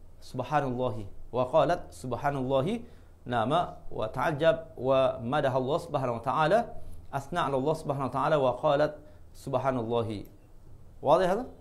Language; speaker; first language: Arabic; non-native, fluent; Malay